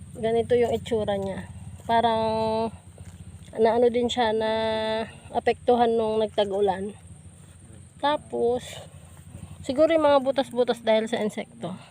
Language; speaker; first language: Filipino; native; Filipino